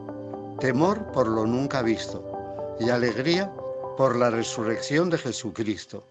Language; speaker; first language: Spanish; native; Spanish